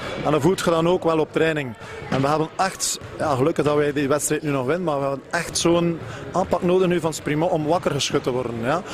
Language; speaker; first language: Dutch; non-native, local second language; French